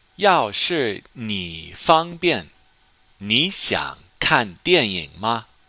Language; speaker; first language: Chinese; non-native, fluent; English